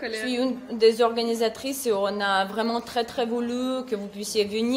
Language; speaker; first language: French; non-native, fluent; Russian